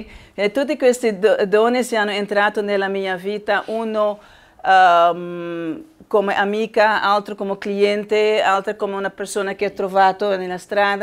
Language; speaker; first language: Italian; non-native, learner; Spanish